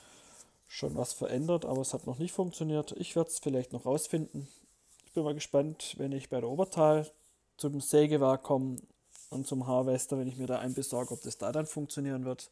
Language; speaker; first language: German; native; German